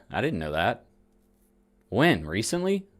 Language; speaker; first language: English; native; English